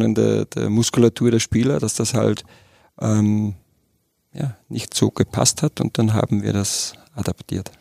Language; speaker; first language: German; native; German